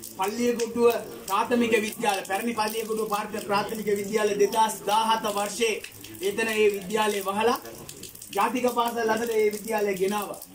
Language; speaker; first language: Sinhala; non-native, local second language; Tamil